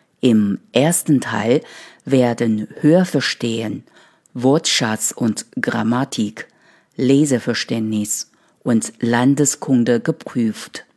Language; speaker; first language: German; non-native, fluent; Chinese